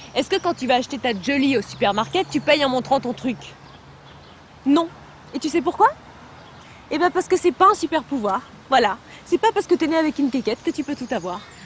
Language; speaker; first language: French; native; French